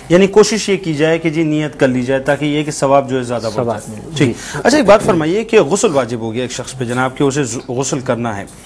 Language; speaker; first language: Urdu; native; Urdu